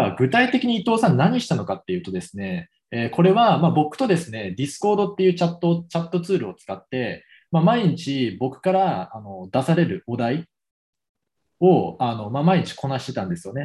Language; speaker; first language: Japanese; native; Japanese